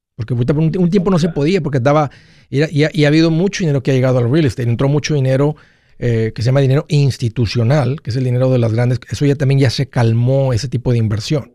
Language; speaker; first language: Spanish; native; Spanish